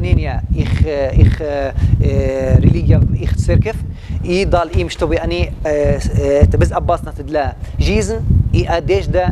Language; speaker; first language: Russian; non-native, learner; Arabic